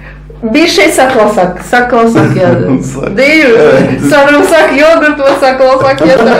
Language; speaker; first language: Turkish; non-native, learner; Russian